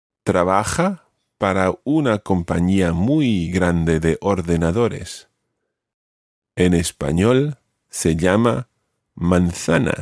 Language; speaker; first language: Spanish; non-native, fluent; English